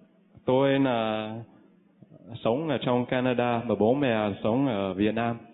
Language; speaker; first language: Vietnamese; early bilingual, heritage; Vietnamese